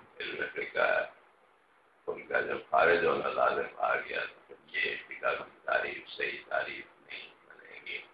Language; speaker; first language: Urdu; non-native, local second language; Punjabi